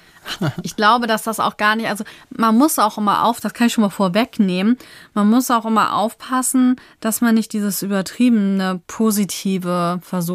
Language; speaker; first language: German; native; German